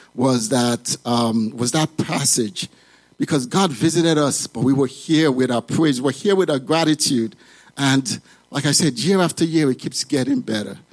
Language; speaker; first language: English; non-native, local second language; Yoruba